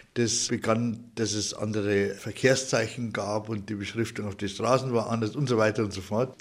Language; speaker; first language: German; native; German